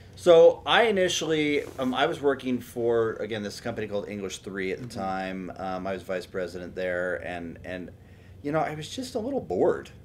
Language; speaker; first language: English; native; English